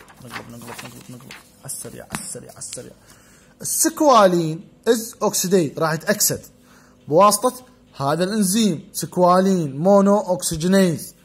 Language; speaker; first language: Arabic; native; Arabic